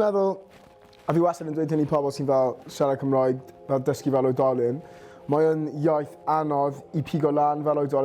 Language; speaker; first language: Welsh; non-native, local second language; English